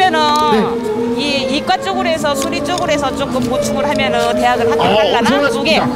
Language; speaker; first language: Korean; native; Korean